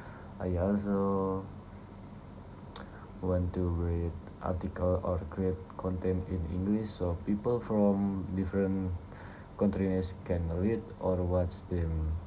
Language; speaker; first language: English; non-native, learner; Indonesian